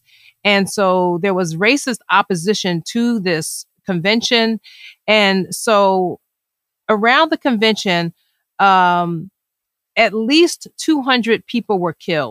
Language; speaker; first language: English; native; English